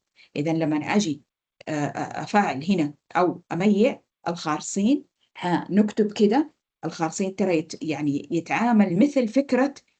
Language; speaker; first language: Arabic; native; Arabic